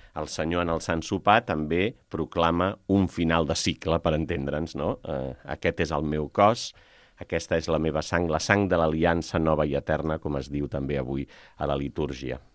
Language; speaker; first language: Catalan; native; Catalan